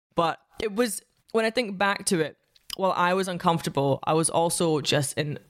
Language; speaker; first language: English; native; English